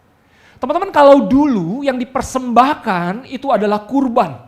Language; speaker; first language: Indonesian; native; Indonesian